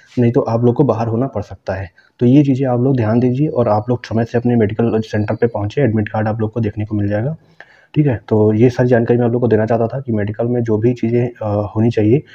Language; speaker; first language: Hindi; native; Hindi